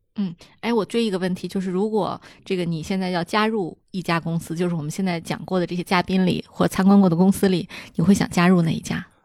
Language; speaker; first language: Chinese; native; Chinese